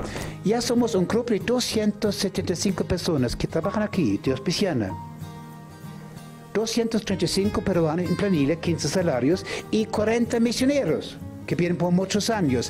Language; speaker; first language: Spanish; non-native, fluent; German